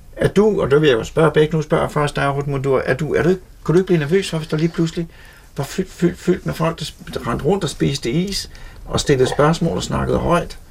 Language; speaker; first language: Danish; native; Danish